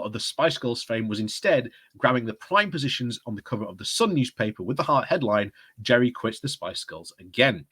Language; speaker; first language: English; native; English